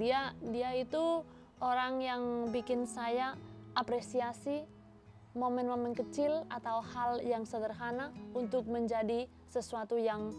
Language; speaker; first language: Indonesian; non-native, fluent; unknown